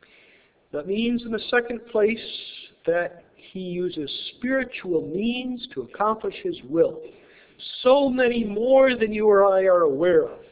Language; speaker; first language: English; native; English